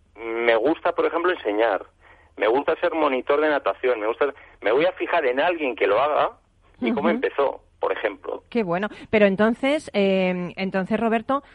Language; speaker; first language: Spanish; native; Spanish